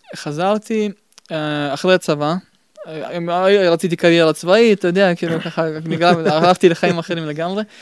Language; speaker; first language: Hebrew; early bilingual, other home language; Russian